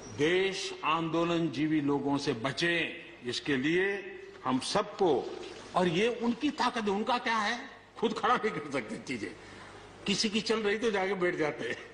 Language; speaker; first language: Hindi; non-native, local second language; Gujarati